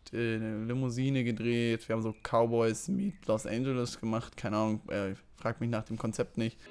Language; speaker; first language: German; native; German